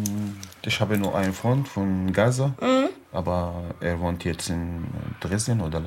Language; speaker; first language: German; non-native, learner; Arabic